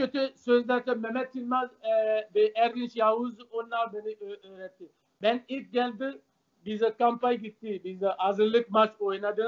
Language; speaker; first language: Turkish; non-native, learner; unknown